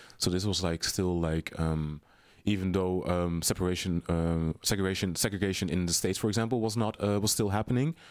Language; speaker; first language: English; non-native, fluent; Dutch